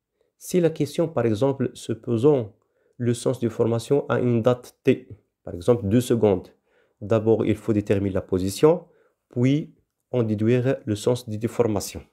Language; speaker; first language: French; non-native, local second language; Arabic